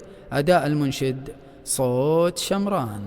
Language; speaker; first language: Arabic; native; Arabic